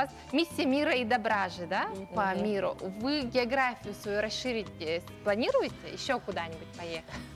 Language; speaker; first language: Russian; native; Russian